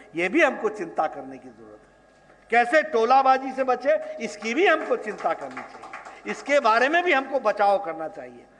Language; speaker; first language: Hindi; native; Hindi